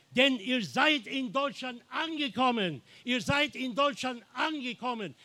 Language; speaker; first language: German; non-native, fluent; Arabic